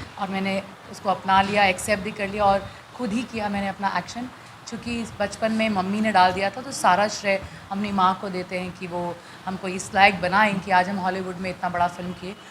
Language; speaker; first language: Hindi; non-native, local second language; Bhojpuri